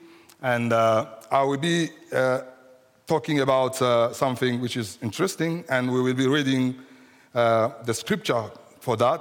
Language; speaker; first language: English; non-native, fluent; French